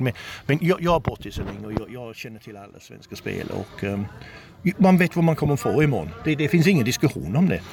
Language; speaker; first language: Swedish; non-native, fluent; English